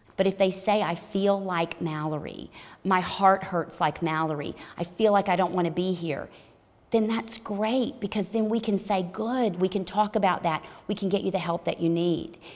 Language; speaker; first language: English; native; English